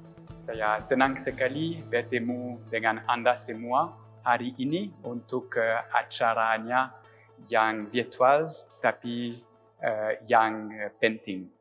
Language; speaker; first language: Indonesian; non-native, learner; French